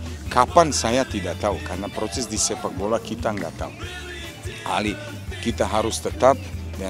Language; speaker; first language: Indonesian; non-native, fluent; Serbian